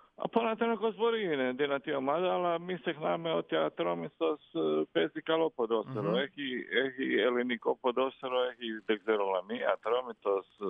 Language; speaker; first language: Greek; non-native, fluent; Croatian